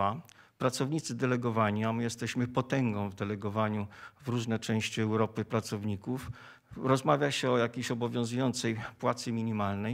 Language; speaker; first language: Polish; native; Polish